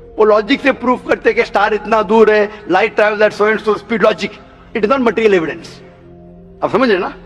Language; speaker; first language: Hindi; non-native, local second language; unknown